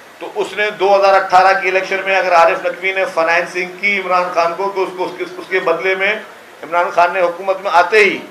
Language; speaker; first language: Urdu; non-native, local second language; Sindhi